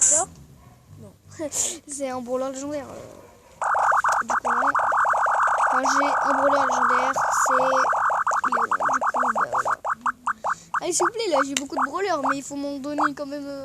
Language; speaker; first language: French; native; French